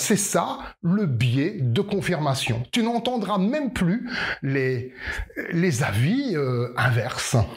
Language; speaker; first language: French; native; French